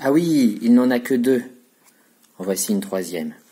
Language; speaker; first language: French; native; French